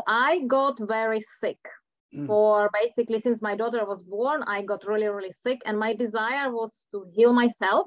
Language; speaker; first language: English; non-native, fluent; Czech